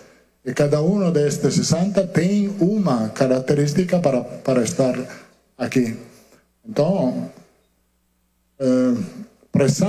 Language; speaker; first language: Portuguese; non-native, learner; Italian